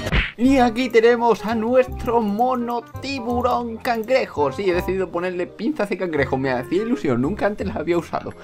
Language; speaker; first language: Spanish; native; Spanish